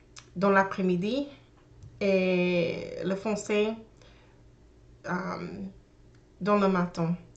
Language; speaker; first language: French; non-native, learner; English